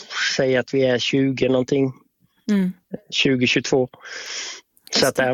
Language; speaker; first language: Swedish; native; Swedish